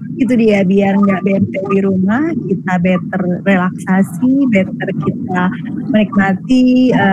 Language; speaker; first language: Indonesian; native; Indonesian